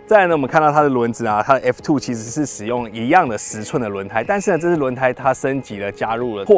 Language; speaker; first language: Chinese; native; Chinese